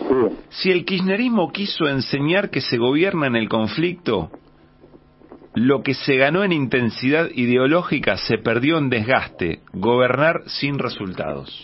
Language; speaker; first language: Spanish; native; Spanish